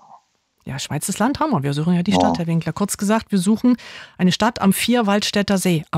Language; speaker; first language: German; native; German